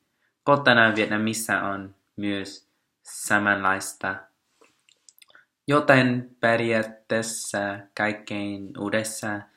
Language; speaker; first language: Finnish; non-native, learner; Vietnamese